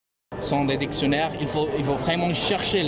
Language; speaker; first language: French; non-native, fluent; English